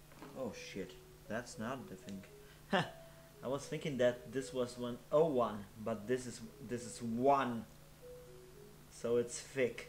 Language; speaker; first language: English; non-native, fluent; Polish